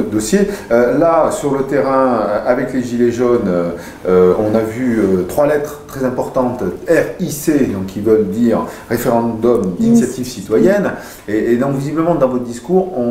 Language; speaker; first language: French; native; French